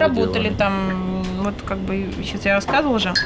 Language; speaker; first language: Russian; native; Russian